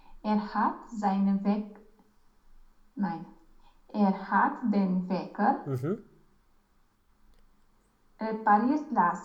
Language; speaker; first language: German; non-native, learner; Romanian